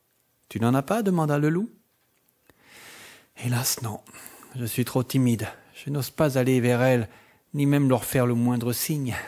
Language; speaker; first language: French; native; French